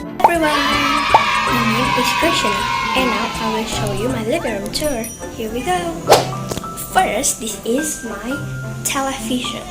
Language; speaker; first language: English; non-native, learner; Indonesian